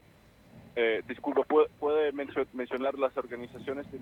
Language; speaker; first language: Spanish; non-native, fluent; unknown